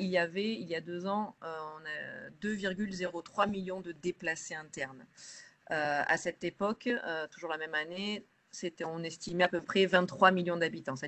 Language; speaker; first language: French; native; French